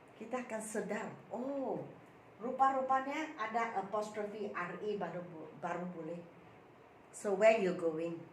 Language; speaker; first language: Malay; non-native, local second language; Min Nan Chinese